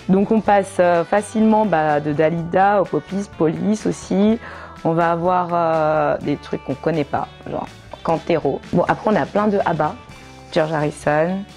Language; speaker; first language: French; early bilingual, other home language; Kinyarwanda